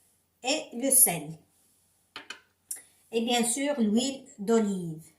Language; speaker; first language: French; non-native, local second language; Arabic